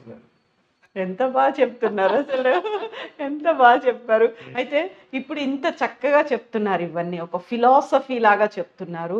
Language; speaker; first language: Telugu; native; Telugu